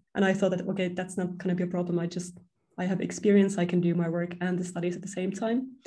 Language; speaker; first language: English; non-native, fluent; Finnish